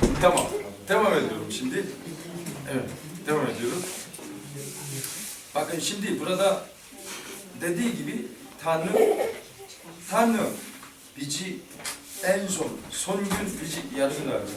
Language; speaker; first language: Turkish; non-native, learner; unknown